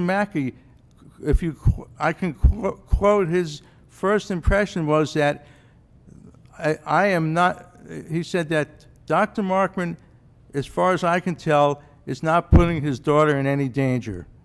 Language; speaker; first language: English; native; English